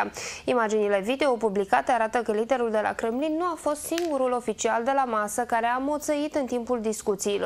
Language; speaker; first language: Romanian; native; Romanian